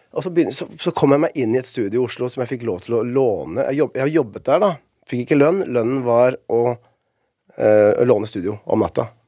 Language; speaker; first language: Norwegian; early bilingual, other home language; Spanish